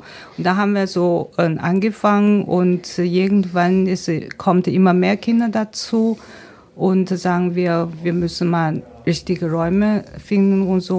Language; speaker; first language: German; non-native, fluent; Chinese